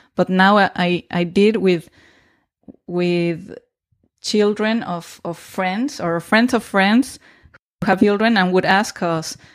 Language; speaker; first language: English; non-native, fluent; Spanish